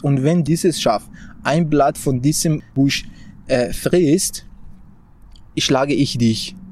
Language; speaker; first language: German; non-native, fluent; Persian